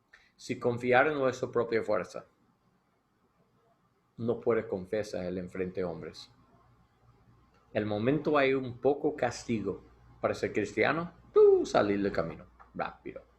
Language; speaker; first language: Spanish; non-native, learner; English